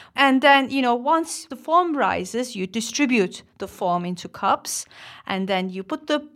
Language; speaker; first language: English; non-native, fluent; Turkish